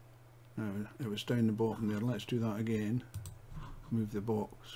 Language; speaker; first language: English; native; English